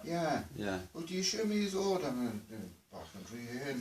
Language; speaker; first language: Welsh; non-native, fluent; English